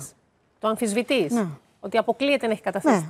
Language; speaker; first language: Greek; native; Greek